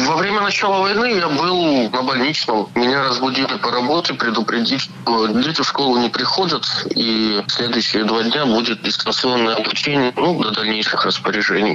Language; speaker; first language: Russian; native; Russian